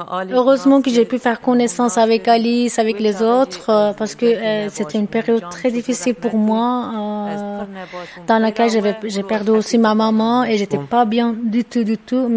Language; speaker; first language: French; non-native, fluent; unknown